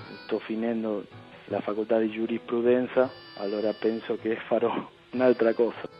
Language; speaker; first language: Italian; early bilingual, heritage; Spanish